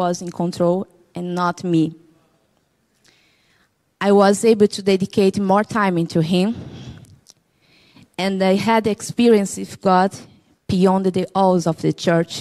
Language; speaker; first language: English; non-native, learner; Portuguese